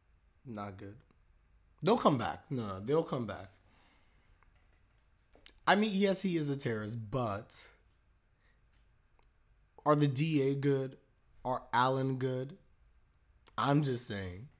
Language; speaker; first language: English; native; English